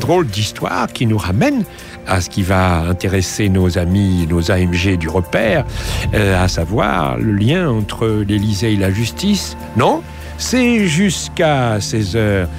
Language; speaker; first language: French; native; French